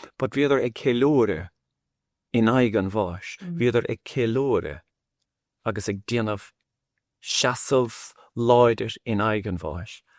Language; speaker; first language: Irish; non-native, local second language; English